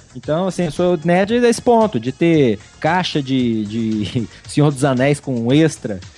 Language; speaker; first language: Portuguese; native; Portuguese